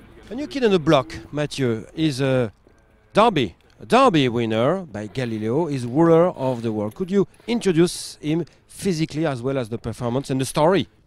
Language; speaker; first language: English; non-native, fluent; French